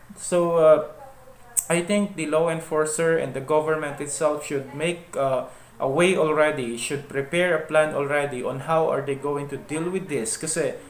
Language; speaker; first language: English; non-native, local second language; Filipino